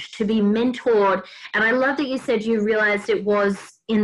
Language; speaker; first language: English; native; English